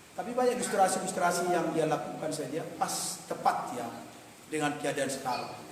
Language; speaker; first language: Indonesian; non-native, local second language; Batak Toba